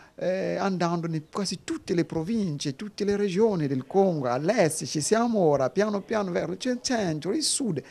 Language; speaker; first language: Italian; non-native, fluent; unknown